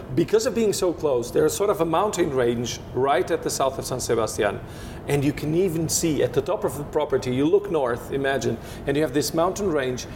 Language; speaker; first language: English; non-native, fluent; Portuguese